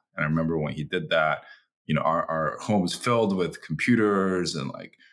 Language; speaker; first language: English; early bilingual, other home language; Chinese